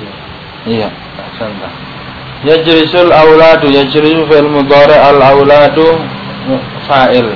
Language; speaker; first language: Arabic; non-native, fluent; Indonesian